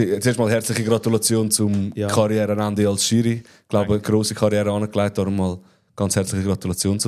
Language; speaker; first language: German; native; German